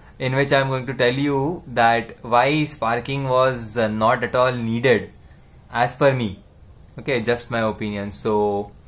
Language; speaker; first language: English; non-native, local second language; Hindi